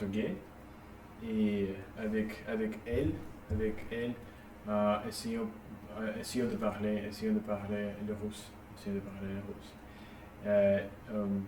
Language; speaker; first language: French; non-native, learner; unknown